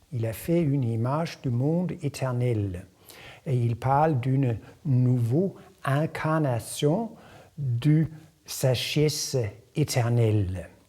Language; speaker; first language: French; non-native, fluent; Danish